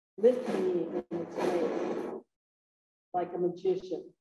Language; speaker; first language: English; native; English